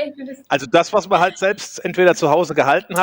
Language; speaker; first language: German; native; German